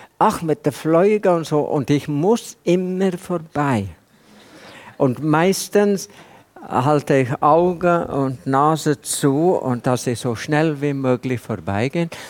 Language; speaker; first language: German; non-native, fluent; Welsh